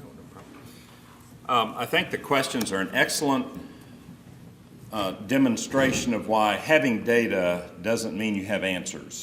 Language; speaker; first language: English; native; English